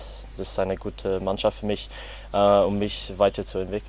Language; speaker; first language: German; non-native, learner; English